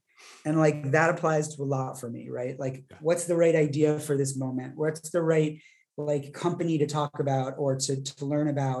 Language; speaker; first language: English; native; English